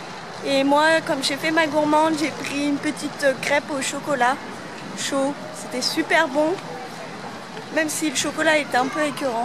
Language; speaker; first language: French; native; French